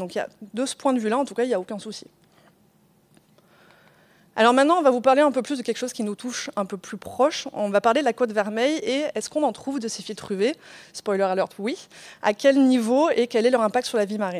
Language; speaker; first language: French; native; French